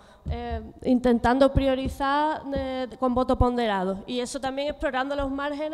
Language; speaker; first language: Spanish; native; Spanish